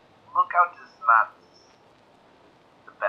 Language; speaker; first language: English; native; English